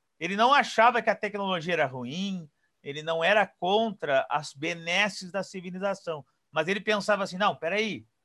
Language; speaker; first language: Portuguese; native; Portuguese